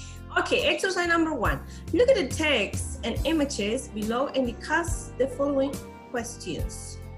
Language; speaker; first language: English; non-native, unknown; Spanish